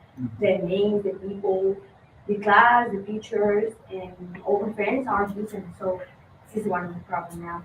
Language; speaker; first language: English; non-native, learner; Spanish